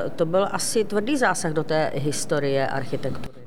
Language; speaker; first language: Czech; native; Czech